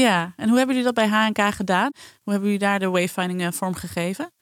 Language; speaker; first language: Dutch; native; Dutch